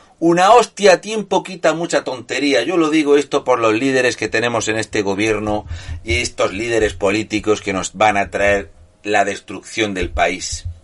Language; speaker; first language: Spanish; native; Spanish